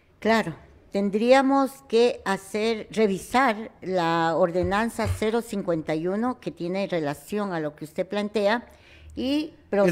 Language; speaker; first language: Spanish; native; Spanish